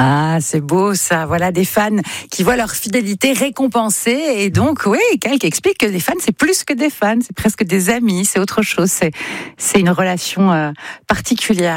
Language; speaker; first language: French; native; French